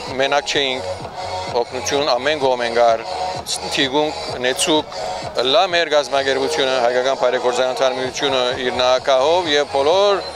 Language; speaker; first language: Armenian; early bilingual, heritage; Armenian